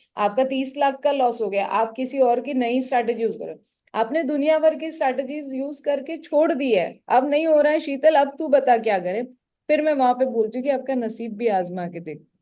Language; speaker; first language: Hindi; non-native, local second language; Marathi